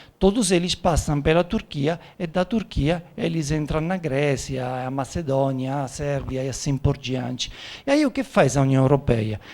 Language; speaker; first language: Portuguese; non-native, fluent; Italian